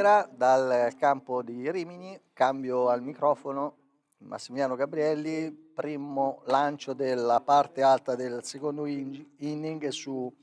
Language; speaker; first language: Italian; native; Italian